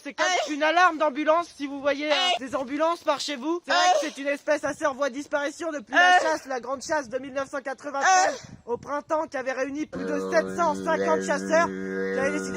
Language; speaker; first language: French; native; French